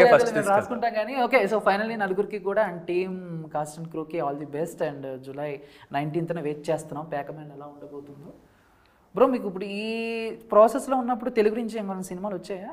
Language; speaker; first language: Telugu; native; Telugu